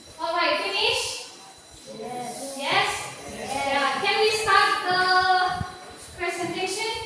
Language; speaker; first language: English; non-native, learner; Indonesian